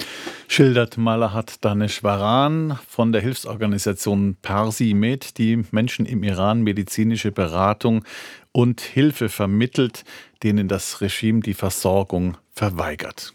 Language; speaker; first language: German; native; German